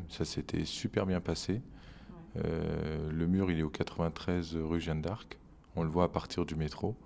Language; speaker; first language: French; native; French